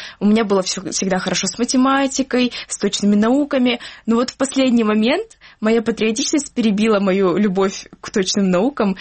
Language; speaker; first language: Russian; native; Russian